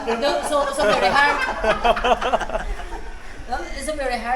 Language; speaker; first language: English; non-native, learner; Filipino